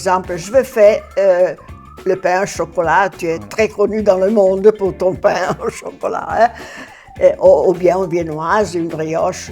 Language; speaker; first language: French; non-native, fluent; Italian